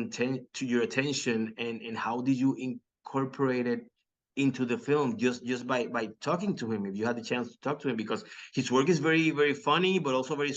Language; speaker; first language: English; non-native, local second language; Spanish